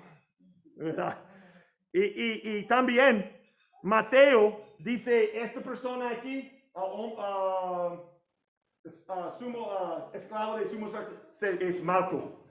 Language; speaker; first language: Spanish; non-native, fluent; English